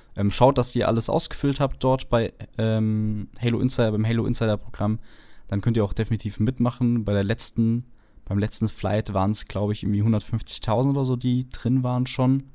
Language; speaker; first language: German; native; German